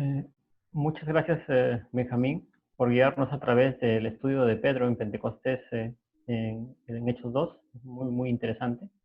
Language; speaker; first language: Spanish; native; Spanish